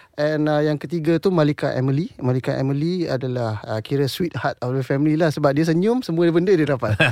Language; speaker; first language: Malay; non-native, local second language; English